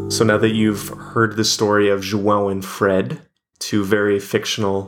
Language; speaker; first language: English; native; English